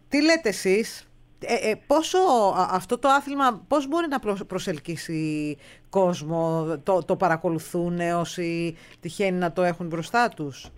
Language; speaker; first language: Greek; native; Greek